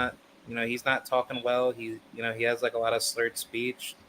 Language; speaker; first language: English; native; English